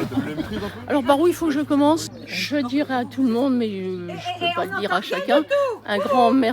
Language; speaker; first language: French; native; French